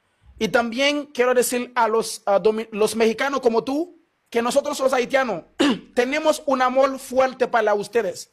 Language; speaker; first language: Spanish; non-native, fluent; Haitian Creole